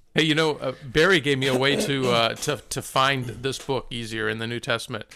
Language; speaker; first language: English; native; English